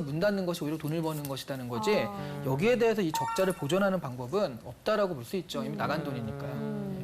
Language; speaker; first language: Korean; native; Korean